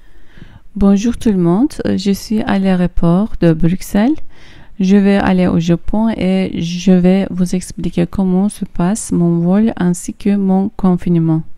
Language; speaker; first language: French; non-native, fluent; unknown